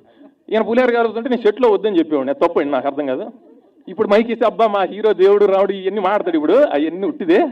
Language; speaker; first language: Telugu; native; Telugu